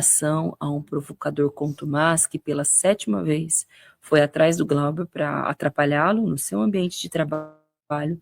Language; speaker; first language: Portuguese; native; Portuguese